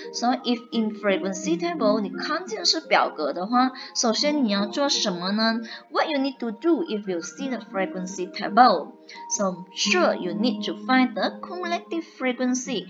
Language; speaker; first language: English; non-native, local second language; Chinese